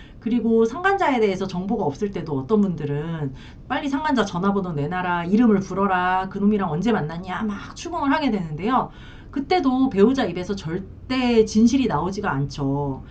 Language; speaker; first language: Korean; native; Korean